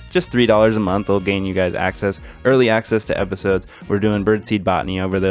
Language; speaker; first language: English; native; English